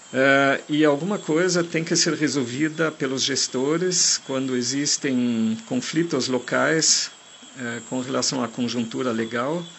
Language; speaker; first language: Portuguese; non-native, fluent; German